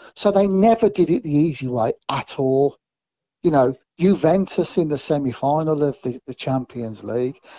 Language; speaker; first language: English; native; English